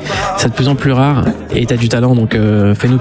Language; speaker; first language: French; native; French